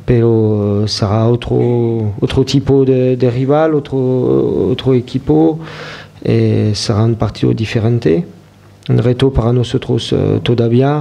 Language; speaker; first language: Spanish; non-native, fluent; French